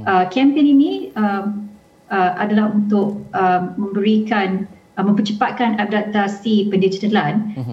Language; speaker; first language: Malay; native; Malay